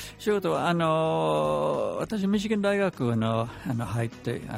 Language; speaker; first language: Japanese; non-native, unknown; English